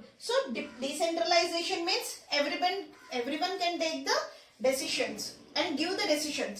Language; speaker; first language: English; non-native, local second language; Telugu